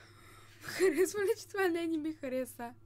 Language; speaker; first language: Bulgarian; native; Bulgarian